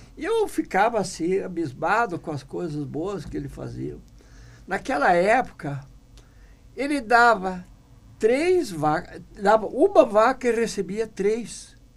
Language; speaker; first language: Portuguese; non-native, local second language; German